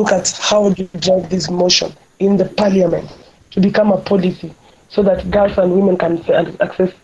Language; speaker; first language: English; non-native, local second language; Luo (Kenya and Tanzania)